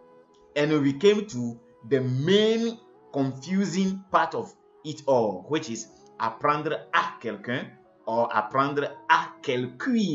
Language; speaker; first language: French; non-native, fluent; English